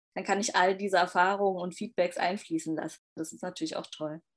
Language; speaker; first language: German; native; German